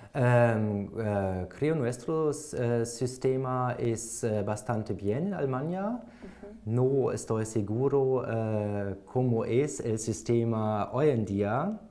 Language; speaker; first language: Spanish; non-native, learner; German